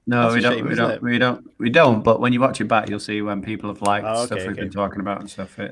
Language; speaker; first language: English; native; English